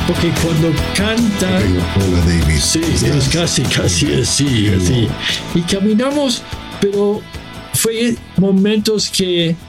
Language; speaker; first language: Spanish; non-native, fluent; English